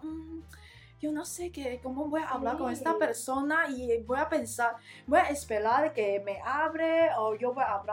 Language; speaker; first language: Spanish; non-native, learner; Chinese